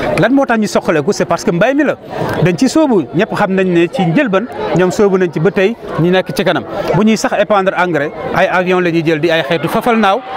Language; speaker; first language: Wolof; non-native, local second language; Mandingo